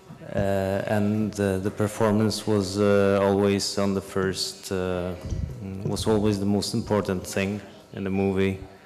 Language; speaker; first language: English; non-native, fluent; Polish